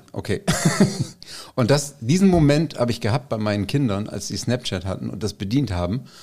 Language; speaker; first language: German; native; German